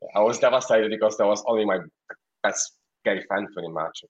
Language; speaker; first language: English; non-native, fluent; Polish